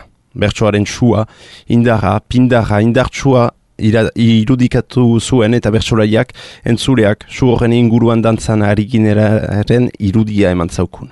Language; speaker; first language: Basque; native; Basque